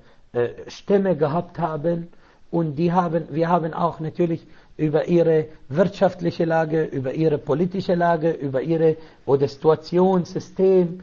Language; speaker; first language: German; non-native, fluent; Arabic